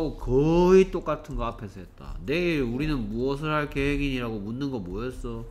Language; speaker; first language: Korean; native; Korean